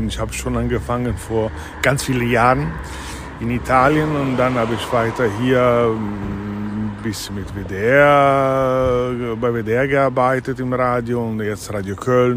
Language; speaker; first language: German; non-native, fluent; Italian